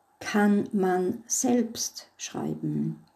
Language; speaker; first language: German; non-native, fluent; English